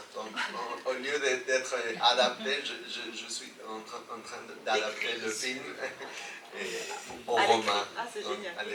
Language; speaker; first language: French; non-native, fluent; Spanish